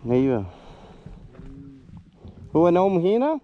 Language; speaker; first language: Arabic; non-native, learner; Malayalam